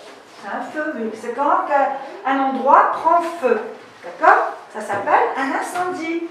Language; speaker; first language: French; non-native, local second language; Arabic